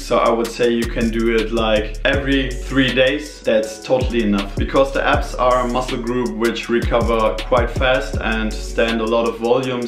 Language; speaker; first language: English; non-native, fluent; German